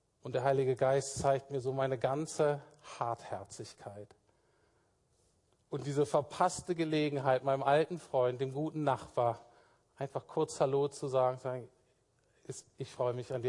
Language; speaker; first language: German; native; German